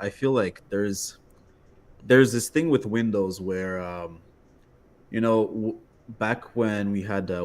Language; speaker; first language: English; native; English